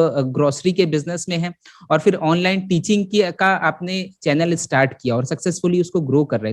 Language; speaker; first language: Hindi; native; Hindi